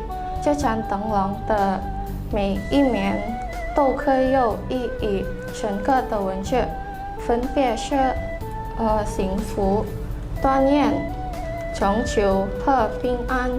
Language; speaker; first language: Chinese; non-native, learner; Indonesian